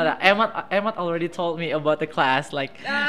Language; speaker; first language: English; non-native, fluent; Indonesian